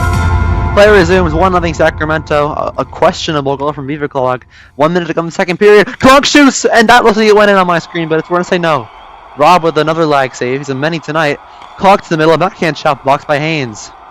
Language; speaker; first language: English; native; English